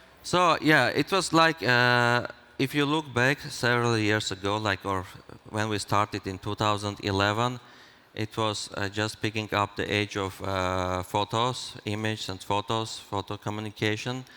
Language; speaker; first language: English; non-native, fluent; Armenian